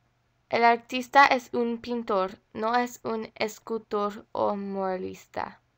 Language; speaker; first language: Spanish; non-native, learner; English